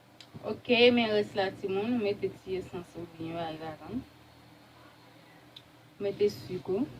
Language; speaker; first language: French; non-native, learner; Haitian Creole